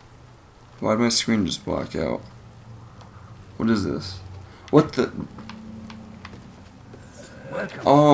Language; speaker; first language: English; native; English